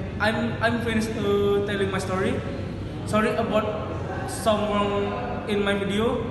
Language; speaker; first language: English; non-native, learner; Indonesian